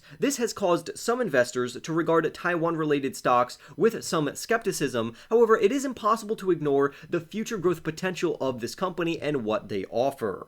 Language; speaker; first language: English; native; English